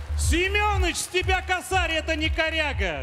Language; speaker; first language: Russian; native; Russian